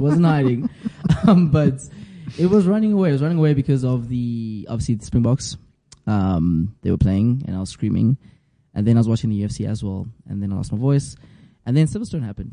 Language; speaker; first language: English; non-native, local second language; Zulu